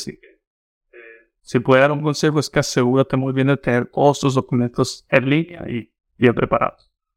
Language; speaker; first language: Spanish; native; Spanish